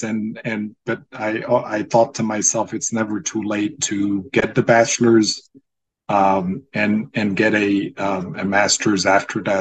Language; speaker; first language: English; non-native, fluent; Arabic